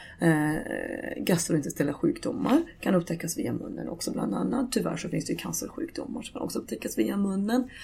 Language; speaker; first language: Swedish; early bilingual, other home language; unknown